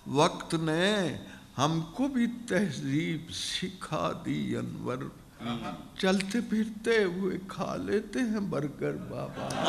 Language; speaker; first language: Urdu; non-native, local second language; Punjabi